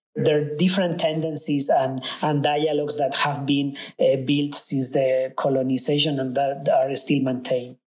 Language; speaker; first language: English; non-native, fluent; Spanish